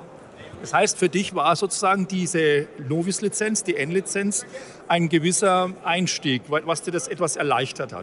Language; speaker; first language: German; native; German